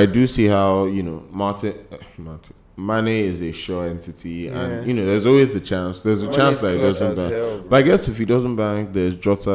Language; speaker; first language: English; non-native, local second language; Yoruba